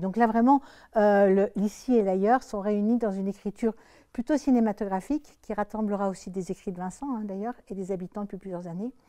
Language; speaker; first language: French; native; French